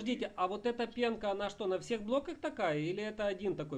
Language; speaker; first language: Russian; native; Russian